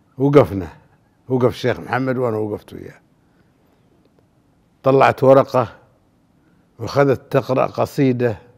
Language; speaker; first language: Arabic; native; Arabic